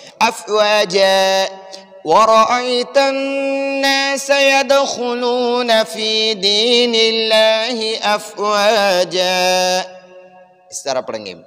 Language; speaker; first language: Urdu; non-native, local second language; Pashto